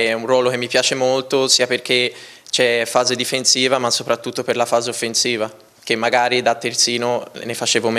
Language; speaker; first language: Italian; native; Italian